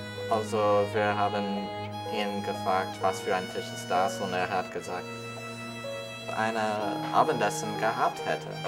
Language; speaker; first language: German; non-native, learner; English